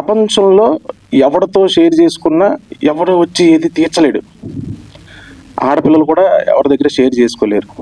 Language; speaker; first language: Telugu; native; Telugu